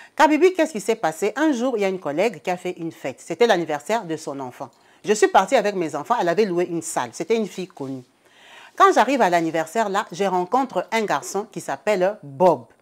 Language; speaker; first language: French; non-native, local second language; Lingala